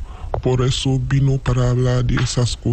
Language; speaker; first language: Spanish; non-native, learner; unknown